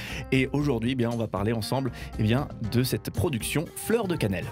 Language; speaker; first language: French; native; French